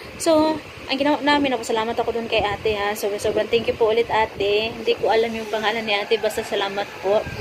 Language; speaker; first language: Filipino; non-native, local second language; Cebuano